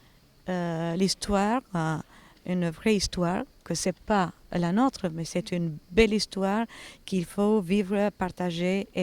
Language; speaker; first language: French; non-native, fluent; Albanian